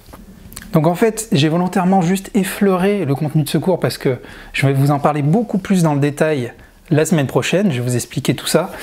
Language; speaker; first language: French; native; French